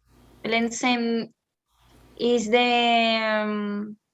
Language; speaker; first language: English; non-native, learner; Spanish